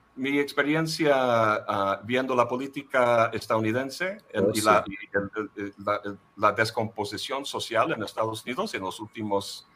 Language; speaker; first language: Spanish; non-native, fluent; English